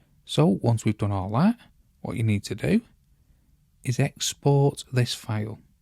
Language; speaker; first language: English; native; English